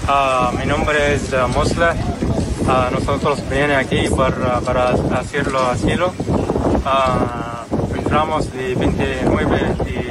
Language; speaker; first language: Spanish; non-native, learner; Arabic